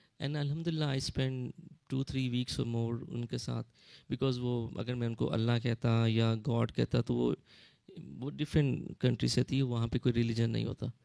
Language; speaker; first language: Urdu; early bilingual, heritage; Urdu